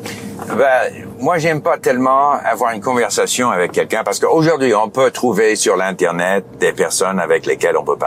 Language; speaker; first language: French; non-native, fluent; English